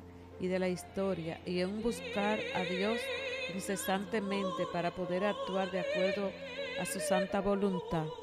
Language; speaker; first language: Spanish; native; Spanish